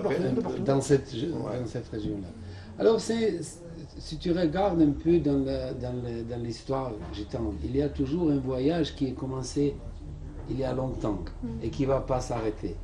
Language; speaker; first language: French; non-native, fluent; Serbian